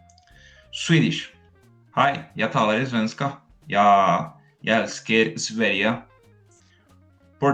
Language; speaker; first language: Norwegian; non-native, learner; Spanish